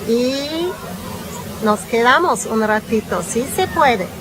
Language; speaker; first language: Spanish; non-native, fluent; English